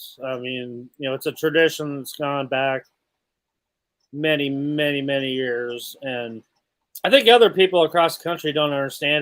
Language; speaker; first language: English; native; English